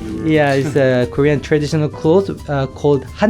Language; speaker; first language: English; non-native, learner; Korean